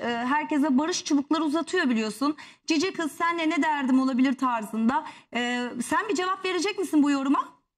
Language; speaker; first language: Turkish; native; Turkish